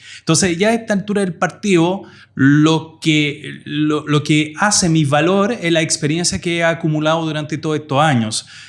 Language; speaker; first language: Spanish; non-native, fluent; French